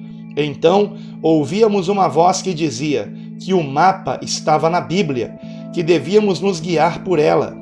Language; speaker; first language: Portuguese; native; Portuguese